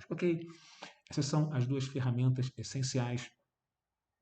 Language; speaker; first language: Portuguese; native; Portuguese